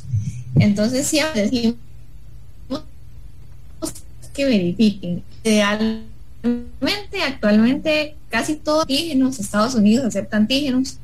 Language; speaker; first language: Spanish; native; Spanish